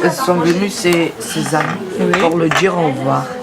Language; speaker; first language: French; non-native, learner; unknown